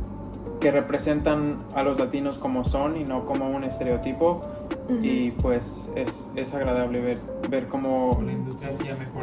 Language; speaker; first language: Spanish; early bilingual, other home language; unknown